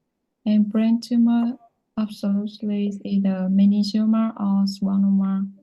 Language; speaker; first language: English; non-native, learner; Vietnamese